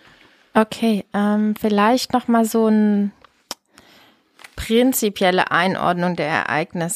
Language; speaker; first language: German; native; German